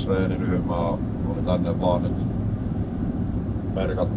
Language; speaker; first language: Finnish; native; Finnish